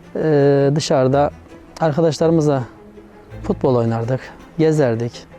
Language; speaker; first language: Turkish; native; Turkish